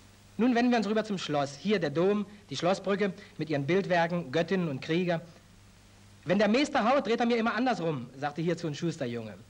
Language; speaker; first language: German; native; German